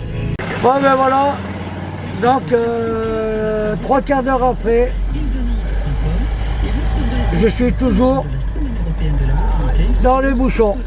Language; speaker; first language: French; native; French